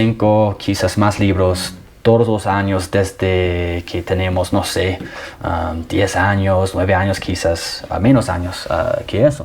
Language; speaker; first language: Spanish; non-native, fluent; English